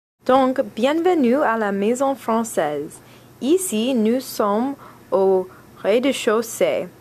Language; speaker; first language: French; non-native, learner; English